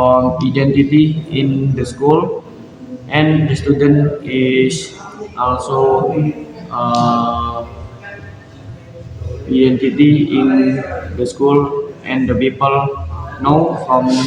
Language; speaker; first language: English; non-native, learner; Indonesian